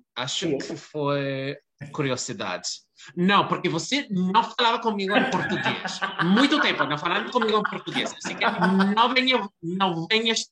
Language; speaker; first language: Portuguese; non-native, learner; English